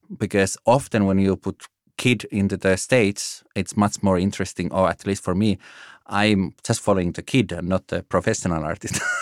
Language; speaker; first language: English; non-native, fluent; Finnish